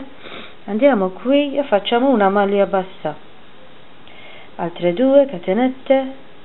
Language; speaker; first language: Italian; non-native, fluent; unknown